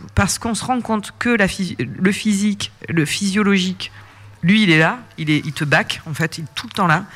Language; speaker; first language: French; native; French